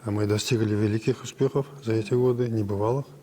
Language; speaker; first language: Russian; non-native, local second language; Kazakh